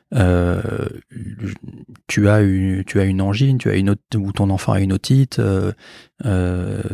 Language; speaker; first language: French; native; French